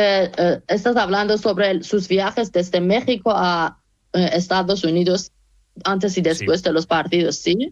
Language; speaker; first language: Spanish; non-native, fluent; Persian